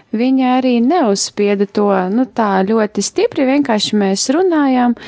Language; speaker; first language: Latvian; native; Latvian